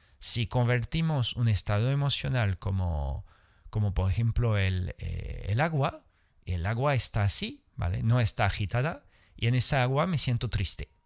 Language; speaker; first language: Spanish; non-native, fluent; French